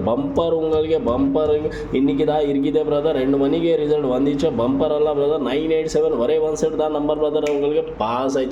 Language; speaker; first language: Tamil; non-native, local second language; Kannada